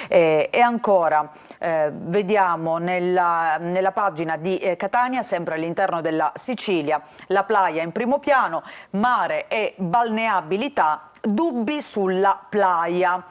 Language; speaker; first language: Italian; native; Italian